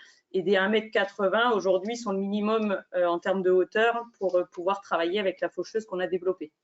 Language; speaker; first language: French; native; French